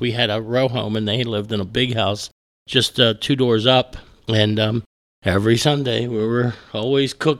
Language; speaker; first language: English; native; English